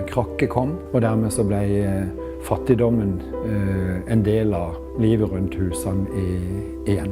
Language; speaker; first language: Norwegian; native; Norwegian